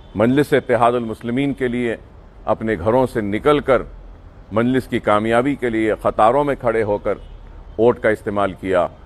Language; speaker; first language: Hindi; non-native, local second language; Urdu